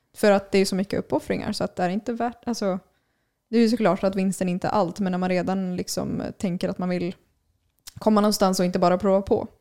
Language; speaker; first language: Swedish; native; Swedish